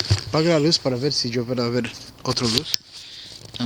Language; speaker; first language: Spanish; early bilingual, heritage; English